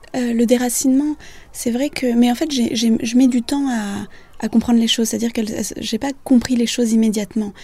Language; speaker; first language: French; early bilingual, other home language; Vietnamese